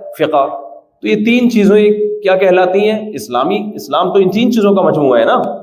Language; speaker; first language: Urdu; native; Urdu